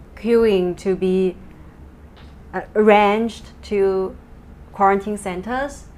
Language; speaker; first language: English; non-native, fluent; Chinese